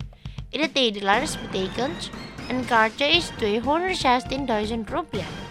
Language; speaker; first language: Dutch; non-native, learner; Indonesian